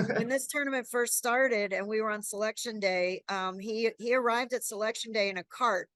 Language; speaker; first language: English; native; English